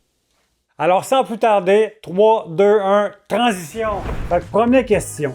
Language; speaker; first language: French; native; French